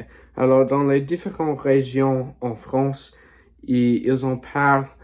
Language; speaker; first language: French; non-native, learner; English